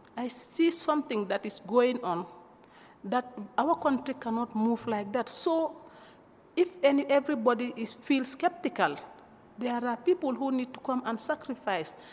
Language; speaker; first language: English; non-native, local second language; Mandingo